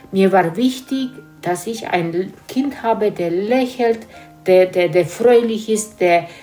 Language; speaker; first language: German; non-native, fluent; Romanian